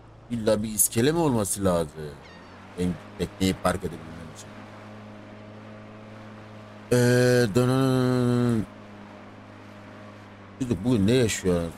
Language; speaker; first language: Turkish; native; Turkish